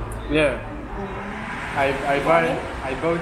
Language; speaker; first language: English; non-native, learner; French